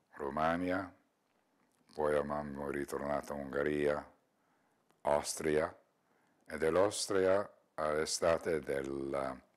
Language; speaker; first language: Italian; non-native, learner; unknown